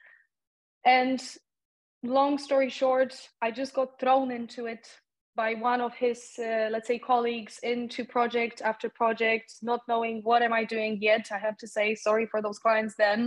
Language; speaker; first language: English; non-native, fluent; Polish